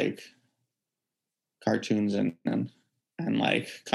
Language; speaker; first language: English; native; English